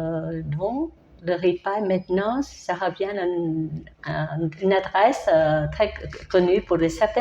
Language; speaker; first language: French; non-native, learner; Vietnamese